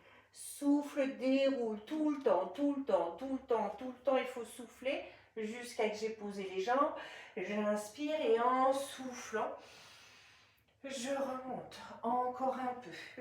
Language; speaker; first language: French; native; French